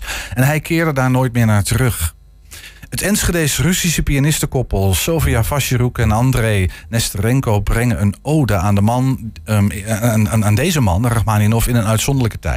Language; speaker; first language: Dutch; native; Dutch